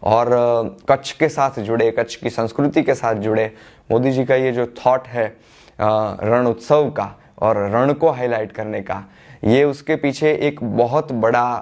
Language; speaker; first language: Hindi; non-native, local second language; Gujarati